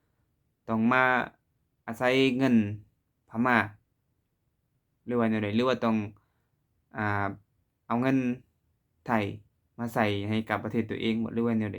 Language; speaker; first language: Thai; non-native, local second language; Lao